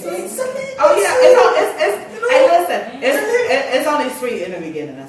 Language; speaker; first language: English; native; English